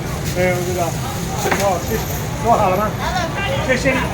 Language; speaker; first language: Chinese; non-native, fluent; Italian